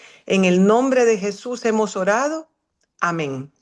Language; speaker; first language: Spanish; native; Spanish